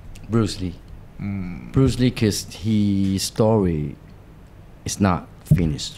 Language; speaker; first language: English; non-native, local second language; Cantonese